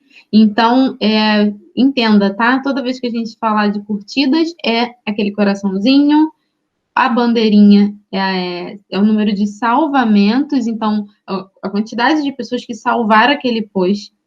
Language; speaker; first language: Portuguese; native; Portuguese